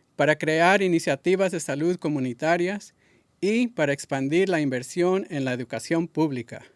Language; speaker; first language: Spanish; early bilingual, other home language; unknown